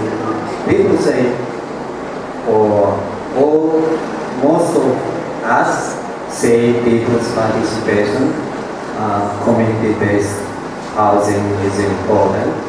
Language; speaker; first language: English; non-native, learner; Japanese